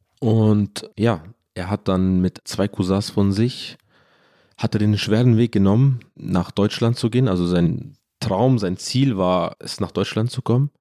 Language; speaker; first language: German; early bilingual, other home language; Arabic